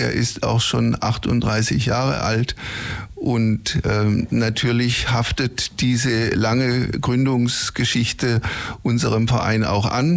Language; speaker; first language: German; native; German